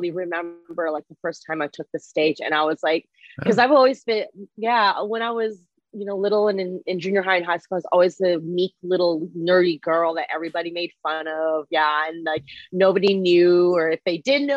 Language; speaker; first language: English; non-native, fluent; Chinese